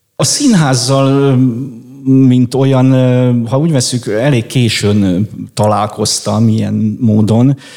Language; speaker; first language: Hungarian; native; Hungarian